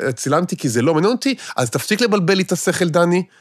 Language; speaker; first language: Hebrew; native; Hebrew